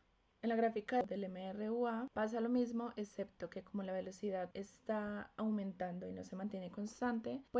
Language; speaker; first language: Spanish; native; Spanish